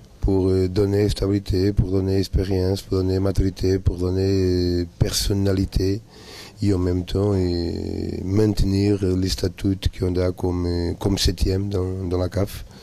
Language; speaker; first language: French; non-native, learner; Portuguese